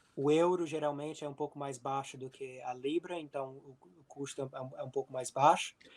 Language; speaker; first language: Portuguese; native; Portuguese